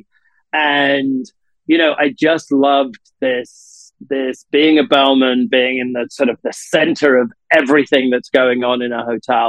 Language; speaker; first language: English; native; English